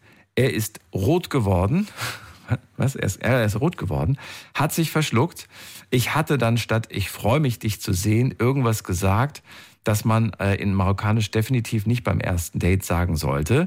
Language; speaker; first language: German; native; German